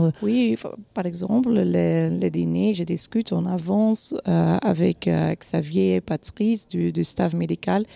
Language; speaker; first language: French; non-native, local second language; Dutch